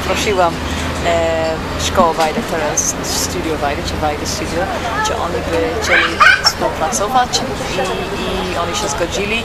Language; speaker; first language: Polish; non-native, fluent; English